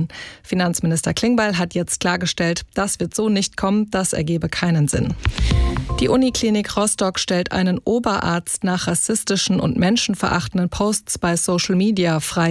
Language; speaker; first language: German; native; German